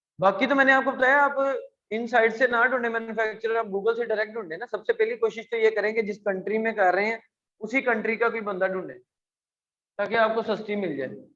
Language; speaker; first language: Urdu; non-native, local second language; Punjabi